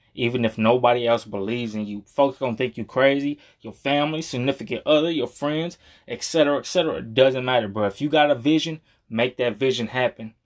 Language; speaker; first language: English; native; English